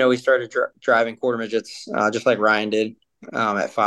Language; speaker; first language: English; native; English